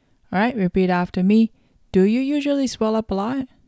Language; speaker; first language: English; non-native, fluent; Japanese